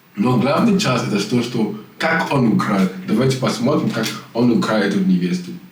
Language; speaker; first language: Russian; non-native, learner; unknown